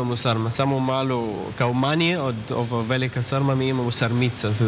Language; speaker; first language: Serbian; non-native, learner; Arabic